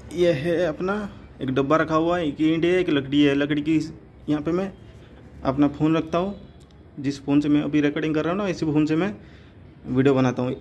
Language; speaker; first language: Hindi; non-native, local second language; Odia